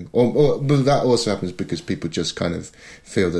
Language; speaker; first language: English; native; English